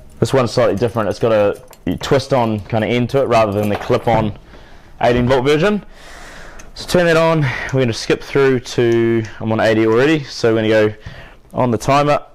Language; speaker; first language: English; native; English